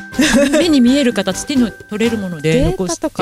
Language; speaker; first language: Japanese; native; Japanese